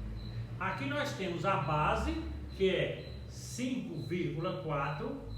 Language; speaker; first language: Portuguese; native; Portuguese